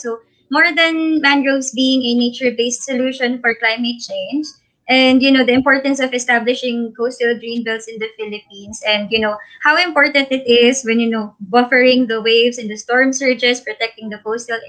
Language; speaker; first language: English; non-native, local second language; Filipino